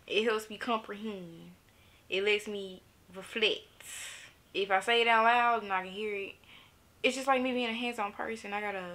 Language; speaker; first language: English; native; English